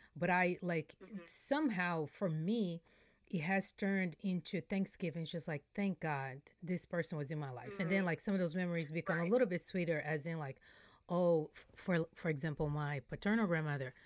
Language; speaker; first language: English; non-native, fluent; Portuguese